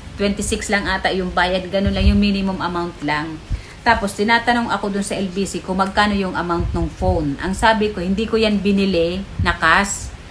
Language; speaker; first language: Filipino; non-native, local second language; Bikol